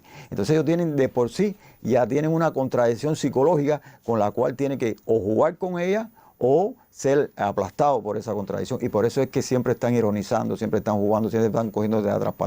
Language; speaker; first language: Spanish; native; Spanish